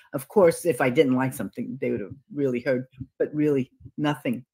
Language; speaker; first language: English; native; English